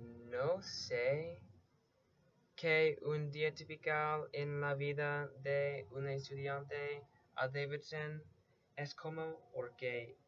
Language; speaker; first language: Spanish; non-native, learner; English